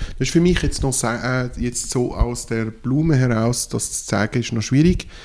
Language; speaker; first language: German; non-native, local second language; French